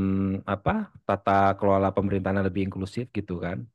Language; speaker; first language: Indonesian; native; Indonesian